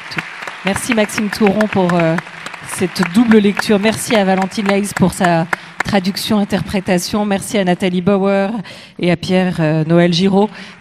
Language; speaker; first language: French; native; French